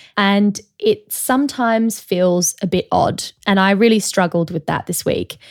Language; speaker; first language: English; native; English